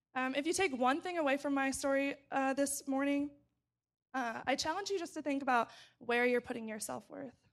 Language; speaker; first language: English; native; English